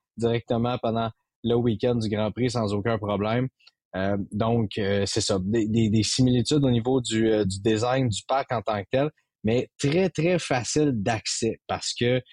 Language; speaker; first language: French; native; French